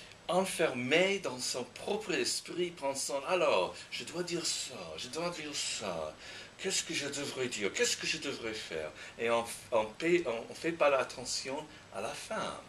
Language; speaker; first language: French; non-native, fluent; English